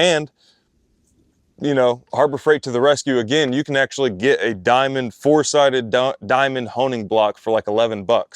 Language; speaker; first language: English; native; English